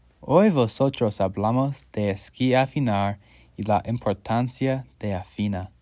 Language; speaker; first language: Spanish; non-native, learner; English